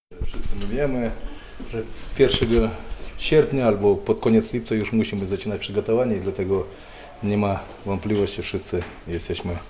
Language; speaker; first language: Polish; non-native, fluent; Russian